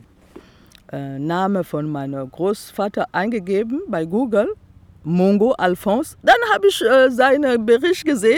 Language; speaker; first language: German; non-native, fluent; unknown